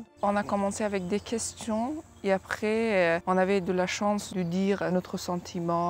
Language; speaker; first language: French; non-native, fluent; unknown